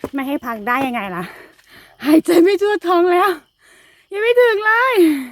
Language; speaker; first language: Thai; native; Thai